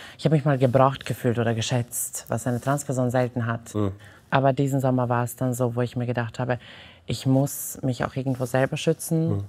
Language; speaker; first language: German; non-native, fluent; Serbian